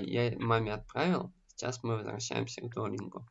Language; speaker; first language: Russian; native; Russian